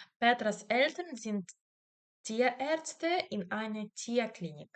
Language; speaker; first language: German; non-native, learner; Ukrainian